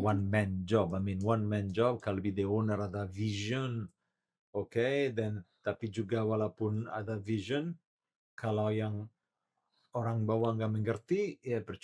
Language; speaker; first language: Indonesian; non-native, learner; Italian